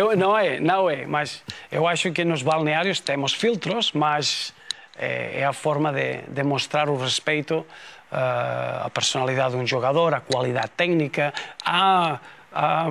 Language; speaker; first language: Portuguese; non-native, fluent; Spanish